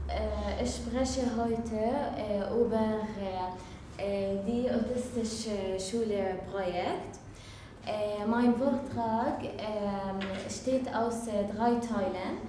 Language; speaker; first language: German; non-native, learner; Arabic